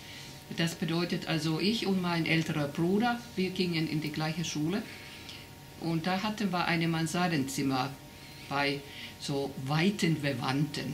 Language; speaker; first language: German; non-native, fluent; Finnish